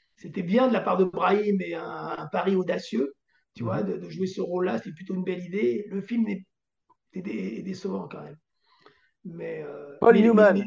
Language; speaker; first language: French; native; French